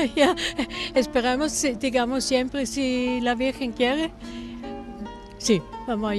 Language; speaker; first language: Spanish; non-native, fluent; German